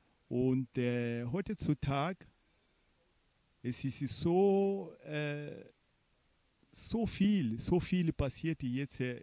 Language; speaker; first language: German; non-native, fluent; Portuguese